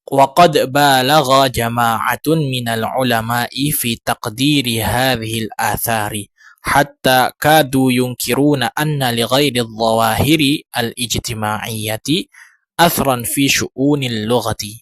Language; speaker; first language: Arabic; non-native, learner; Indonesian